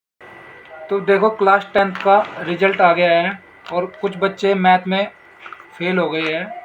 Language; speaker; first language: Hindi; native; Hindi